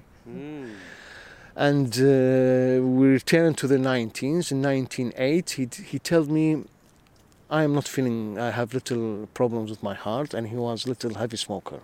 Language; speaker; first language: English; non-native, learner; Arabic